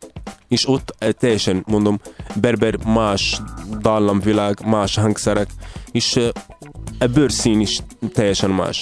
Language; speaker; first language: Hungarian; non-native, learner; Arabic